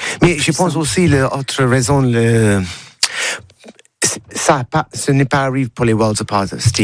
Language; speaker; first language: French; non-native, learner; English